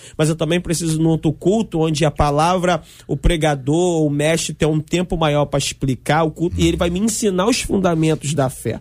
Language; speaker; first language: Portuguese; native; Portuguese